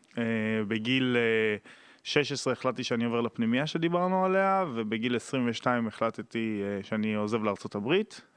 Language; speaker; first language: Hebrew; native; Hebrew